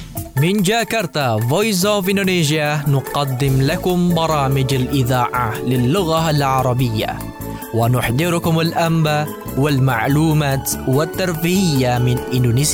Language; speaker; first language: Arabic; non-native, fluent; Indonesian